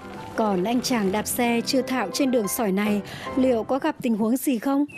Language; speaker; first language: Vietnamese; native; Vietnamese